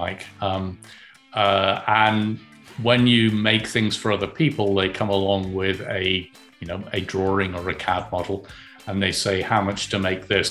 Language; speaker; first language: English; native; English